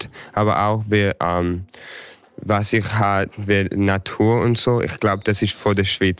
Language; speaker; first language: German; early bilingual, heritage; English